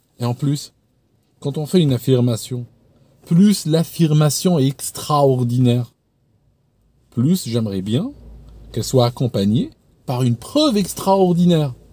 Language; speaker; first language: French; non-native, local second language; Arabic